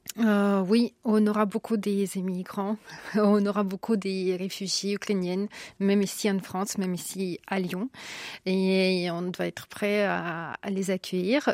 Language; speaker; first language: French; non-native, fluent; Ukrainian